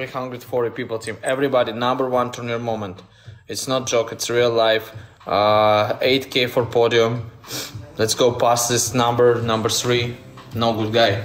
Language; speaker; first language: English; non-native, learner; Russian